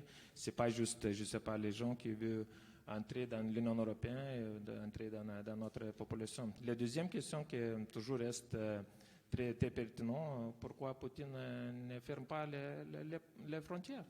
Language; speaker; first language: French; non-native, fluent; Lithuanian